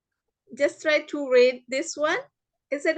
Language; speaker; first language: English; non-native, fluent; Indonesian